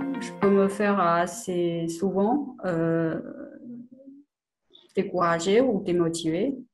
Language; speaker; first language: French; non-native, fluent; Chinese